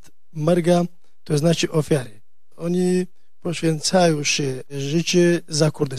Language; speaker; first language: Polish; non-native, learner; Kurdish